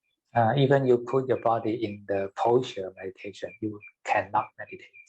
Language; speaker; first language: English; non-native, fluent; Cantonese